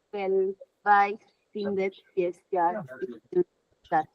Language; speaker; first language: German; non-native, learner; Spanish